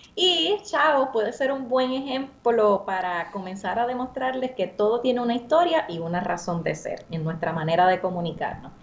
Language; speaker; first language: Spanish; native; Spanish